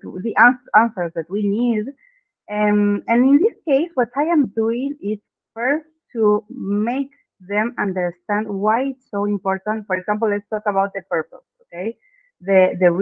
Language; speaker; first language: English; non-native, fluent; Spanish